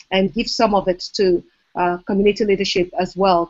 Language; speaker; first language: English; non-native, local second language; Igbo